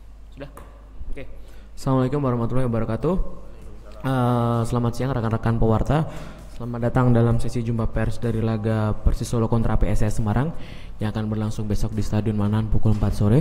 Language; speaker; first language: Indonesian; native; Indonesian